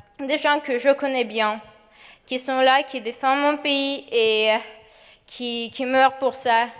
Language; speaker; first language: French; non-native, fluent; Ukrainian